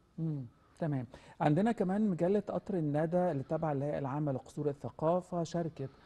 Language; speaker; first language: Arabic; native; Arabic